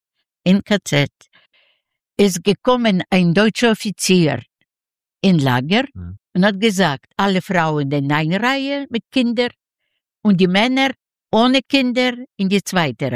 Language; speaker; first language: German; non-native, learner; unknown